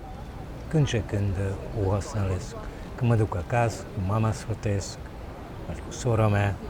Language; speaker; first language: Romanian; early bilingual, heritage; Romanian